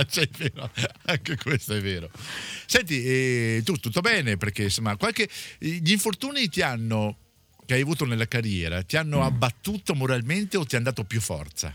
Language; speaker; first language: Italian; native; Italian